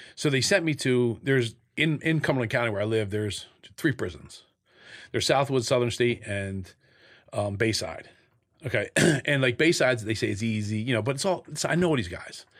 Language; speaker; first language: English; native; English